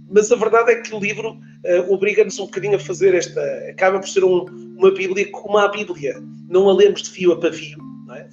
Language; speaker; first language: Portuguese; native; Portuguese